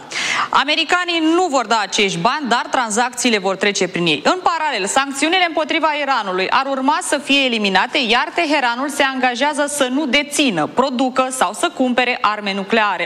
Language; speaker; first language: Romanian; native; Romanian